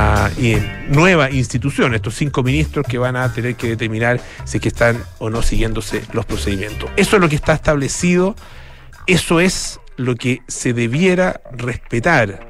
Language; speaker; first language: Spanish; native; Spanish